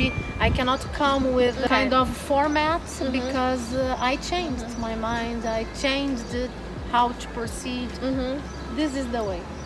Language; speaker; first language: English; non-native, learner; Portuguese